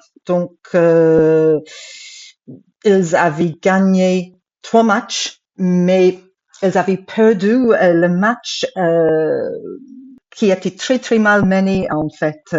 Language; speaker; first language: French; non-native, fluent; English